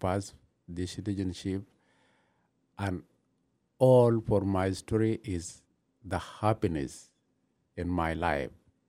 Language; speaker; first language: English; non-native, learner; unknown